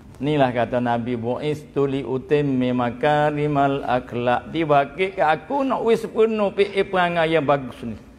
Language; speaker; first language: Malay; native; Malay